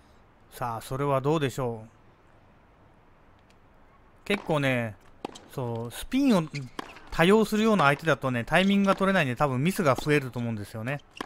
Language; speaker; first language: Japanese; native; Japanese